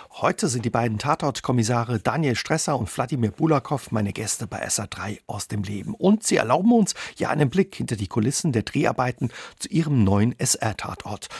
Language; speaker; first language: German; native; German